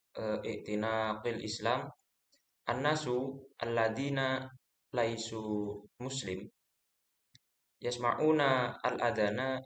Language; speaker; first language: Arabic; non-native, learner; Indonesian